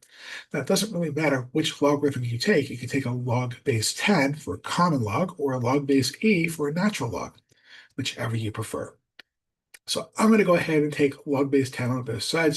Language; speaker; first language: English; native; English